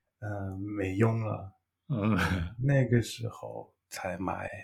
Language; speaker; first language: Chinese; non-native, fluent; English